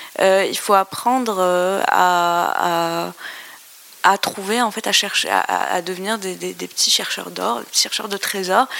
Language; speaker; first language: French; non-native, local second language; Arabic